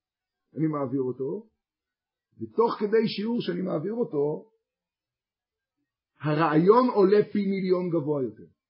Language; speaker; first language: Hebrew; native; Hebrew